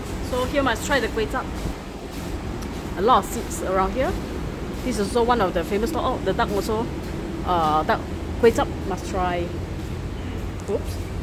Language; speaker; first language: English; non-native, local second language; Chinese